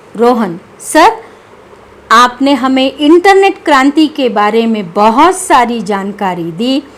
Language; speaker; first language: Hindi; non-native, local second language; Kannada